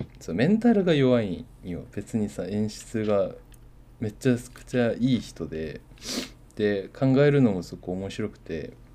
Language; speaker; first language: Japanese; native; Japanese